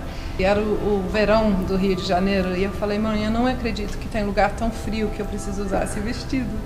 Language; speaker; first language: Portuguese; early bilingual, heritage; Portuguese